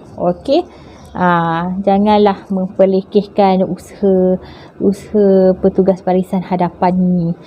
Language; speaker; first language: Malay; native; Malay